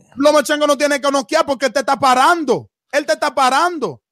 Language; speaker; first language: Spanish; early bilingual, heritage; Spanish